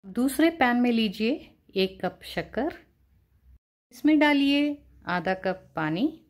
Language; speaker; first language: Hindi; non-native, local second language; Kannada